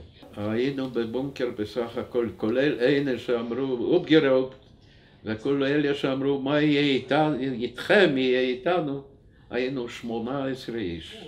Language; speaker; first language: Hebrew; non-native, fluent; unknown